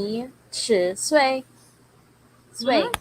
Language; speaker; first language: Chinese; non-native, learner; Filipino